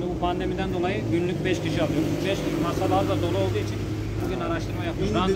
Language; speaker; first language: Turkish; native; Turkish